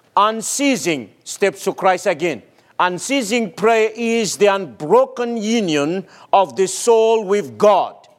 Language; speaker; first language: English; non-native, fluent; Malagasy